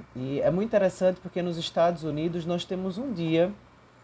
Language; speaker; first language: Portuguese; native; Portuguese